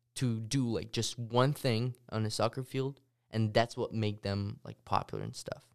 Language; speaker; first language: English; early bilingual, other home language; Russian